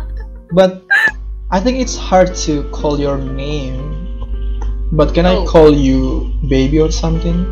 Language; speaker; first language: English; non-native, learner; Indonesian